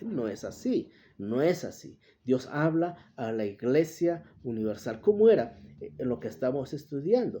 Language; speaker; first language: Spanish; native; Spanish